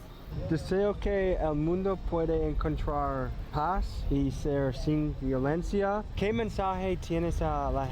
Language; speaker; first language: Spanish; non-native, learner; English